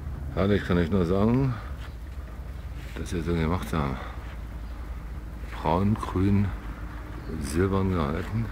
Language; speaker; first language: German; native; German